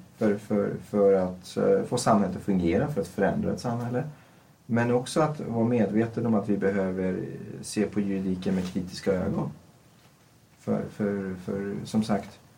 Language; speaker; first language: Swedish; early bilingual, other home language; Persian